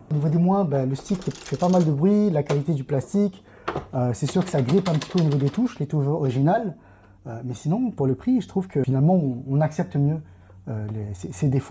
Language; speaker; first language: French; native; French